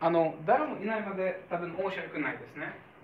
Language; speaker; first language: Japanese; non-native, fluent; Hungarian